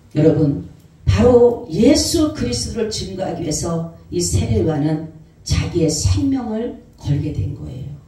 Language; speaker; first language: Korean; native; Korean